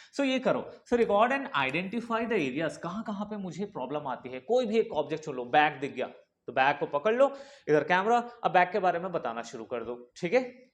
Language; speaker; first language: Hindi; native; Hindi